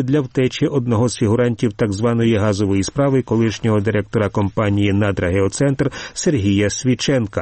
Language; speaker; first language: Ukrainian; native; Ukrainian